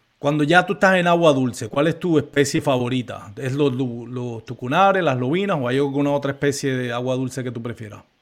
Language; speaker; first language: Spanish; native; Spanish